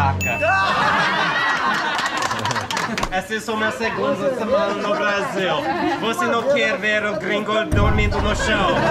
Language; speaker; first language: Portuguese; non-native, learner; English